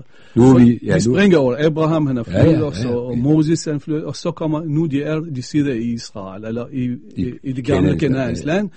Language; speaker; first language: Danish; non-native, fluent; Arabic